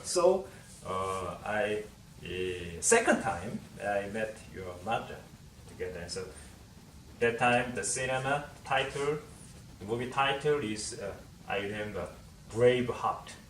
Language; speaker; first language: English; non-native, learner; Korean